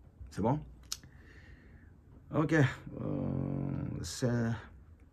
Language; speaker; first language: French; non-native, learner; Japanese